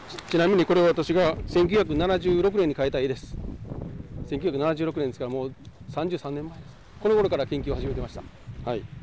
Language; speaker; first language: Japanese; native; Japanese